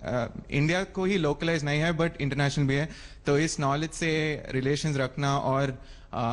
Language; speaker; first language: Hindi; non-native, local second language; Kannada